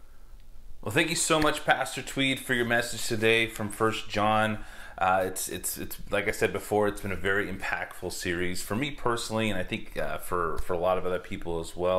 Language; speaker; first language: English; native; English